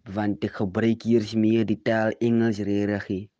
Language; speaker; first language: Afrikaans; non-native, local second language; English